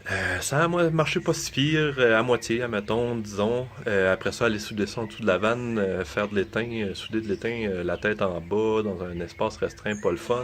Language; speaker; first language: French; native; French